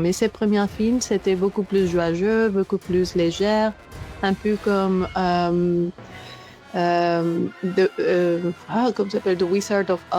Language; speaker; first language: French; non-native, fluent; Spanish